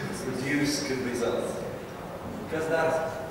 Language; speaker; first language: English; non-native, fluent; Lithuanian